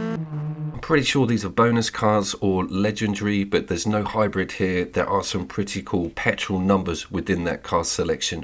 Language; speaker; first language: English; native; English